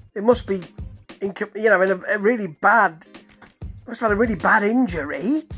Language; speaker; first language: English; native; English